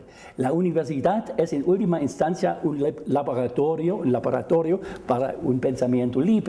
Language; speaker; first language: Spanish; non-native, fluent; German